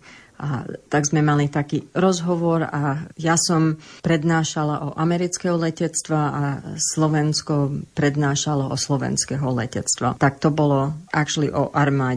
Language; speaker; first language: Slovak; early bilingual, heritage; Slovak